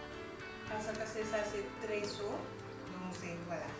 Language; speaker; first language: French; non-native, learner; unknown